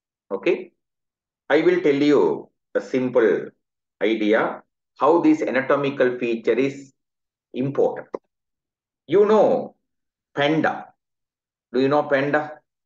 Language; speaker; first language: English; non-native, local second language; Tamil